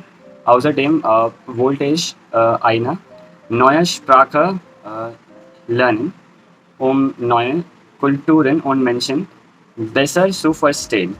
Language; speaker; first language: German; non-native, learner; Hindi